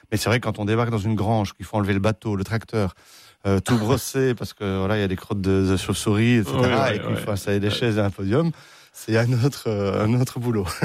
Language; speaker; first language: French; native; French